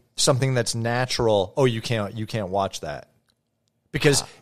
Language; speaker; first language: English; native; English